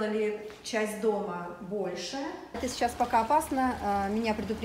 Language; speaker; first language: Russian; native; Russian